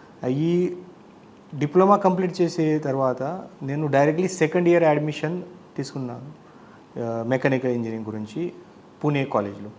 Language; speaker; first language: Telugu; non-native, learner; Marathi